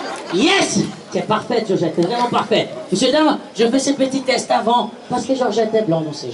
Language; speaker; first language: French; non-native, fluent; Portuguese